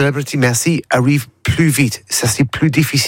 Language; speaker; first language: French; non-native, learner; English